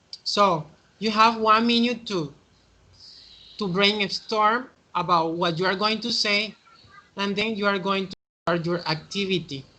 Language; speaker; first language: English; non-native, fluent; Spanish